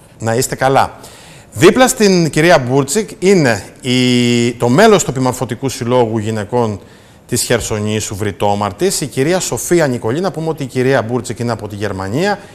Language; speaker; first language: Greek; native; Greek